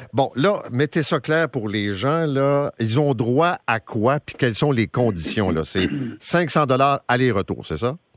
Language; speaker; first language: French; native; French